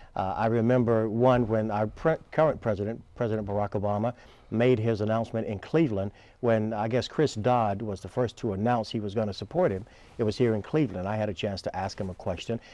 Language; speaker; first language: English; native; English